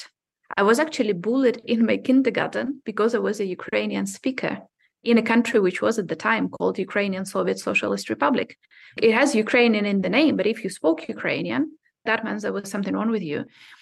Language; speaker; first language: English; non-native, fluent; Ukrainian